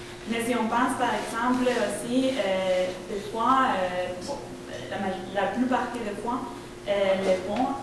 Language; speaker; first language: French; non-native, fluent; Spanish